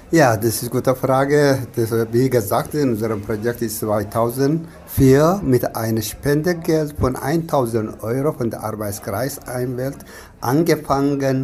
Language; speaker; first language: German; non-native, fluent; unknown